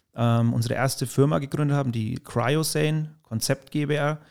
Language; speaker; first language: German; native; German